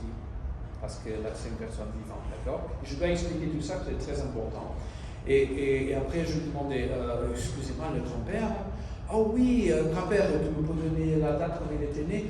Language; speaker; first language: French; non-native, fluent; Portuguese